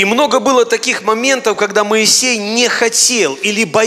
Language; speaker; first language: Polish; non-native, learner; Russian